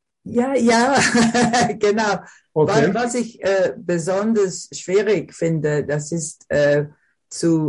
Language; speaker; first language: German; non-native, learner; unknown